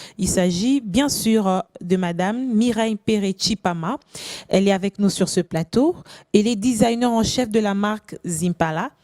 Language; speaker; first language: French; non-native, local second language; Lingala